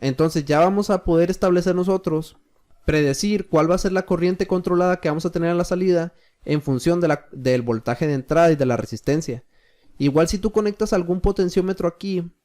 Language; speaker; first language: Spanish; native; Spanish